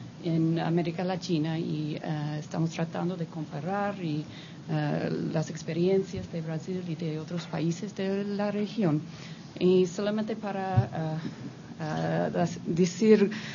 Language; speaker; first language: Spanish; non-native, learner; English